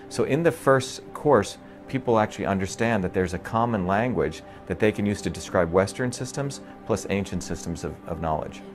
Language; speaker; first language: English; non-native, local second language; Tamil